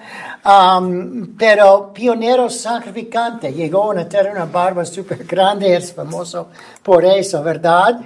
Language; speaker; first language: Spanish; non-native, fluent; English